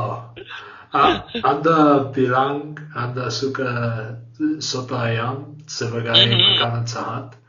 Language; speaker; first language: Indonesian; non-native, learner; English